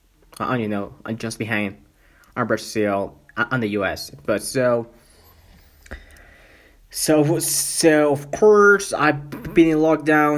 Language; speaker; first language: English; non-native, fluent; Spanish